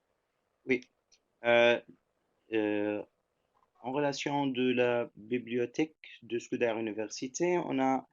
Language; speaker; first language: French; non-native, fluent; Turkish